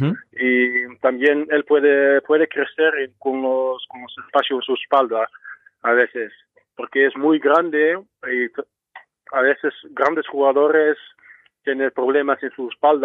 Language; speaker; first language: Spanish; non-native, fluent; Dutch